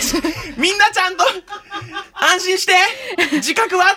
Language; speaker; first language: Japanese; native; Japanese